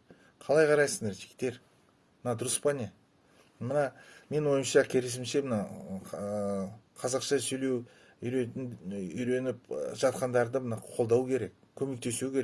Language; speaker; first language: Kazakh; non-native, local second language; Russian